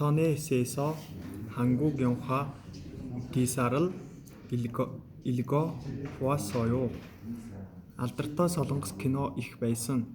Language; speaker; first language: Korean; non-native, learner; Mongolian